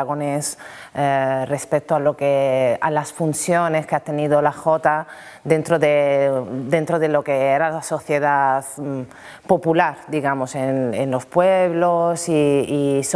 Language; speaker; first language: Spanish; non-native, fluent; Italian